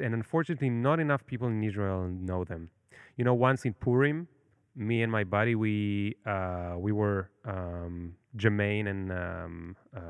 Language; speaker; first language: English; non-native, fluent; Hebrew